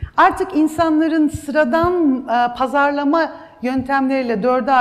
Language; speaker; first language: Turkish; native; Turkish